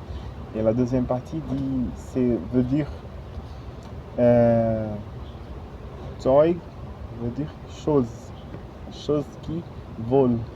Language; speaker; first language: French; non-native, fluent; Portuguese